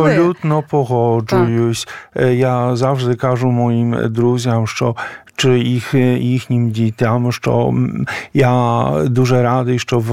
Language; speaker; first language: Ukrainian; non-native, fluent; Polish